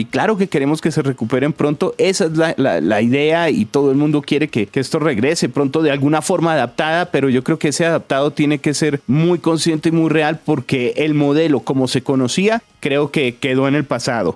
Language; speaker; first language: Spanish; native; Spanish